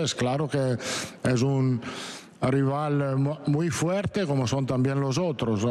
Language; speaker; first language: Spanish; non-native, fluent; Italian